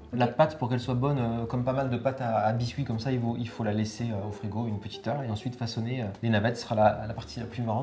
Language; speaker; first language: French; native; French